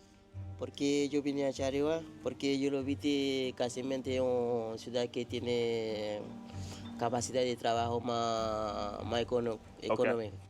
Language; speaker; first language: Spanish; non-native, fluent; Haitian Creole